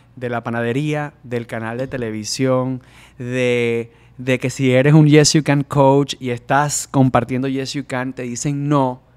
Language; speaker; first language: Spanish; native; Spanish